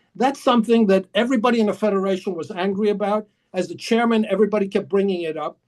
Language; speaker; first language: English; early bilingual, other home language; Greek